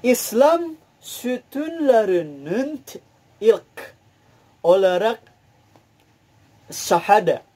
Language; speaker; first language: Turkish; non-native, learner; Indonesian